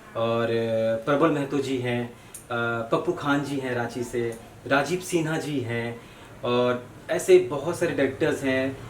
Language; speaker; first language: Hindi; non-native, local second language; Bangla